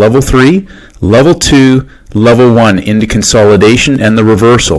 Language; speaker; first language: English; native; English